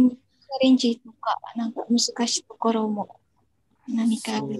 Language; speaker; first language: Japanese; non-native, learner; Indonesian